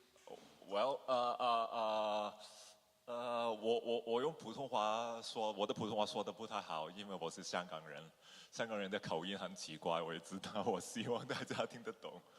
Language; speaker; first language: Chinese; non-native, local second language; Cantonese